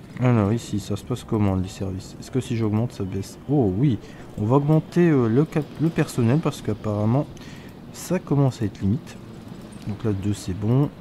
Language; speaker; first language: French; native; French